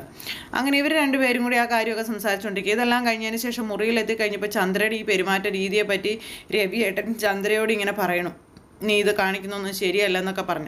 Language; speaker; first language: Malayalam; native; Malayalam